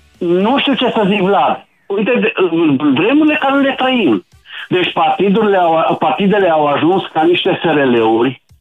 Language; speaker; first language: Romanian; native; Romanian